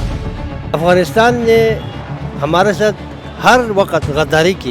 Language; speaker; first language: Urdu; non-native, local second language; Pashto